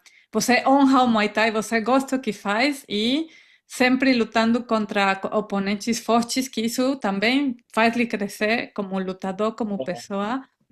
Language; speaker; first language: Portuguese; non-native, fluent; Spanish